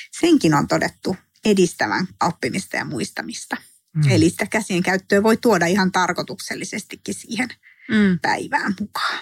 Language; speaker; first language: Finnish; native; Finnish